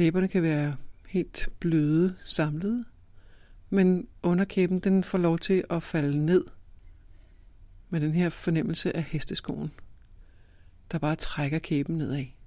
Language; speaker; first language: Danish; native; Danish